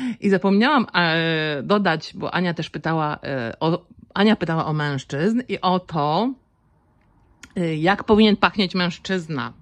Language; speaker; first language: Polish; native; Polish